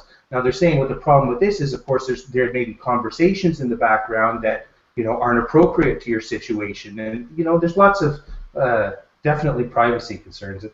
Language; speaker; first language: English; native; English